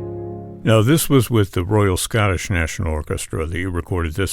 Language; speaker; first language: English; native; English